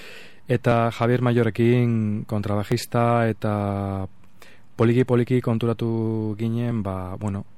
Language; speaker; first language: Basque; non-native, local second language; Spanish